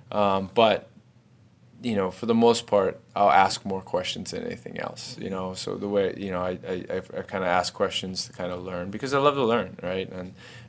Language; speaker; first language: English; native; English